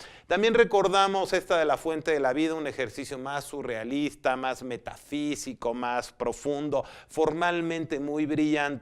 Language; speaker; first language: Spanish; native; Spanish